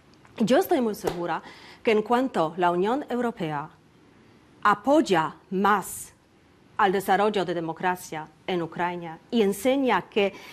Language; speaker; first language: Spanish; non-native, fluent; Polish